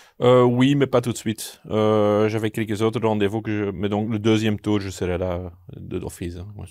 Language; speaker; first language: French; non-native, local second language; Dutch